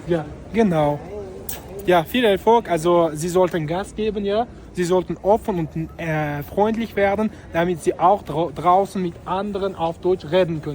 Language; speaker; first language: German; non-native, fluent; Uzbek